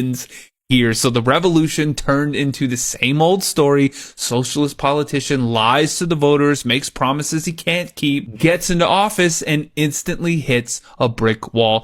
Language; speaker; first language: English; native; English